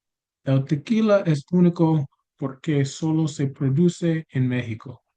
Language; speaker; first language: Spanish; non-native, learner; English